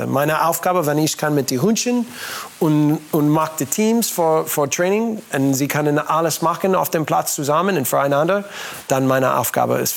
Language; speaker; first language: German; non-native, learner; English